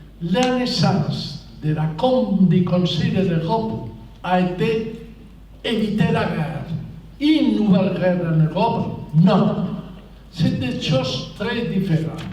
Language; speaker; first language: French; non-native, fluent; Spanish